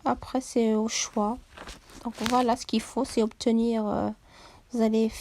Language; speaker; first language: French; non-native, local second language; Arabic